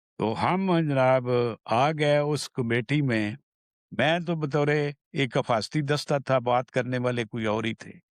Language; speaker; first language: Urdu; non-native, local second language; Punjabi